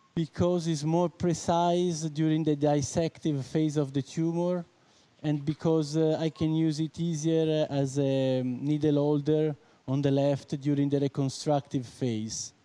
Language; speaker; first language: English; non-native, fluent; Italian